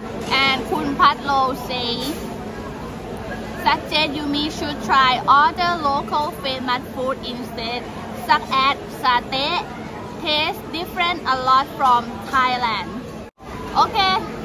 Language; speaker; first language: English; non-native, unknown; Thai